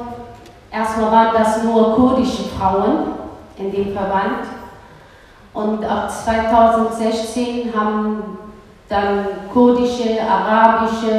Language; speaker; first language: German; early bilingual, other home language; Kurdish